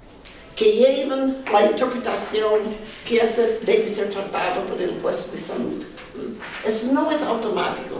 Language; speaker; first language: Spanish; non-native, fluent; Portuguese